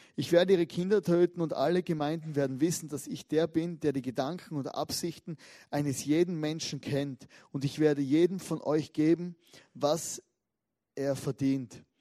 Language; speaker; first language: German; native; German